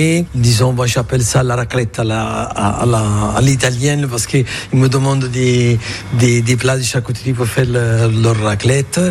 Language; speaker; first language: French; non-native, fluent; Italian